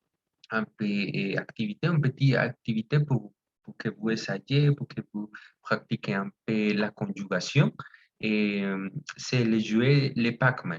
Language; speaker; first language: French; non-native, fluent; Spanish